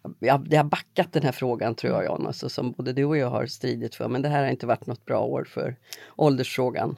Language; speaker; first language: Swedish; native; Swedish